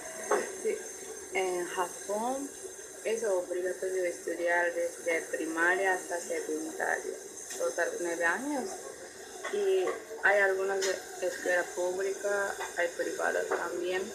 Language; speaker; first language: Spanish; non-native, learner; Japanese